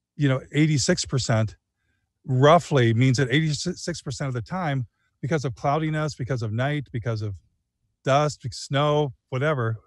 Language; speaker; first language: English; native; English